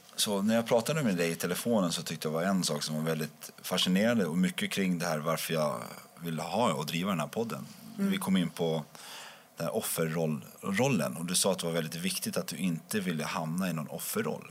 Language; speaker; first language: Swedish; native; Swedish